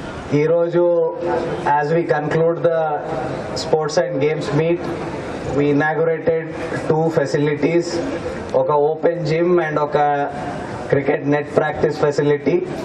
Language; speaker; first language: English; non-native, local second language; Telugu